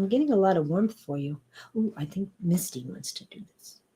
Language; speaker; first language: English; native; English